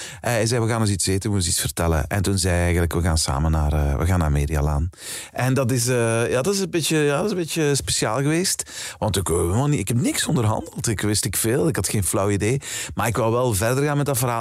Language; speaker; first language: Dutch; native; Dutch